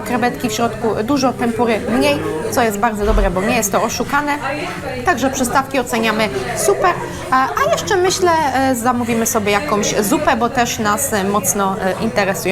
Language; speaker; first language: Polish; native; Polish